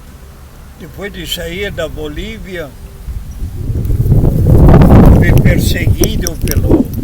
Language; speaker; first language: Portuguese; non-native, learner; Spanish